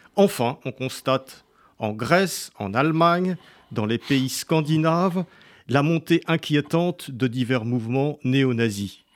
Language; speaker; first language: French; native; French